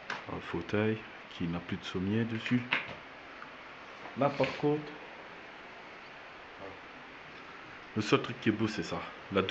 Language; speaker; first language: French; native; French